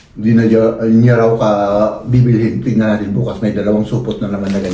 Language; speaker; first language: Filipino; non-native, fluent; German